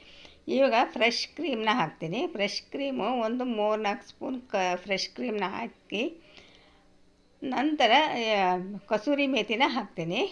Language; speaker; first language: Kannada; native; Kannada